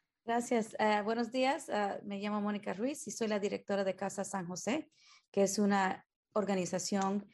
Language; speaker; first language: Spanish; early bilingual, heritage; Spanish